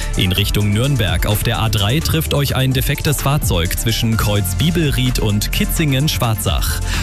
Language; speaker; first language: German; native; German